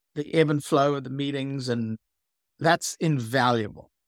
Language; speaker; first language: English; native; English